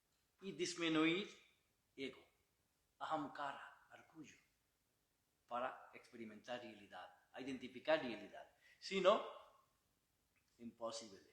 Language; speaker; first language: Spanish; non-native, learner; Bangla